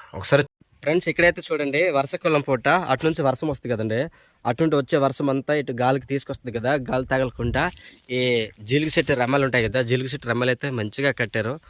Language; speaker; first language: Telugu; non-native, local second language; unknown